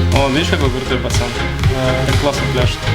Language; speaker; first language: Russian; native; Russian